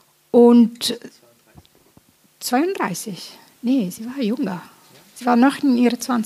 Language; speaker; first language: German; non-native, fluent; Italian